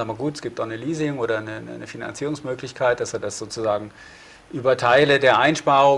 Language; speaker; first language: German; native; German